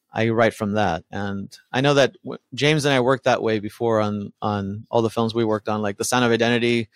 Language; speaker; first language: English; early bilingual, other home language; Spanish